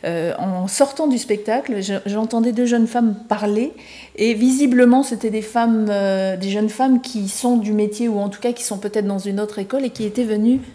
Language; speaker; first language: French; native; French